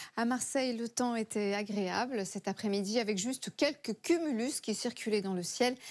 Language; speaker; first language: French; native; French